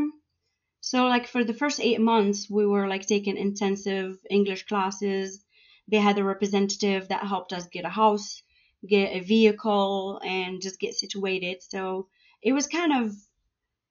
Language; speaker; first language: English; non-native, fluent; Arabic